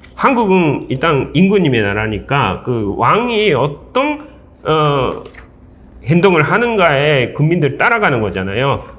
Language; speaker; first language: Korean; non-native, fluent; Japanese